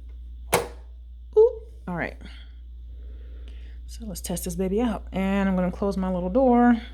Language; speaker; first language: English; native; English